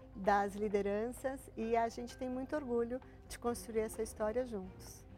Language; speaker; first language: Portuguese; native; Portuguese